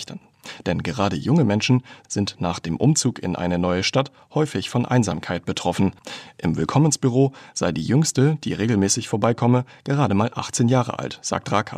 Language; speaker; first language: German; native; German